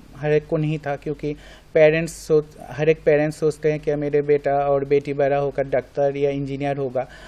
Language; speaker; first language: Hindi; non-native, local second language; Bangla